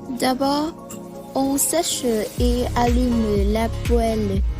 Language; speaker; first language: French; non-native, learner; Vietnamese